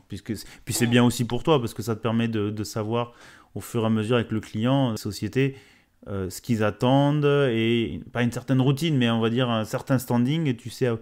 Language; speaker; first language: French; native; French